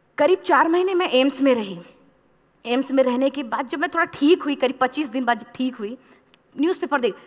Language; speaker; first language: Hindi; native; Hindi